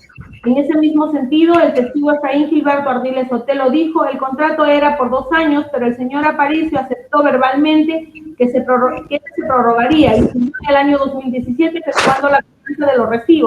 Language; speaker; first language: Spanish; native; Spanish